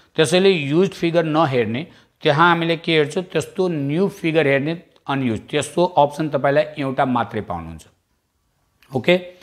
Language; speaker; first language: Nepali; non-native, local second language; Bhojpuri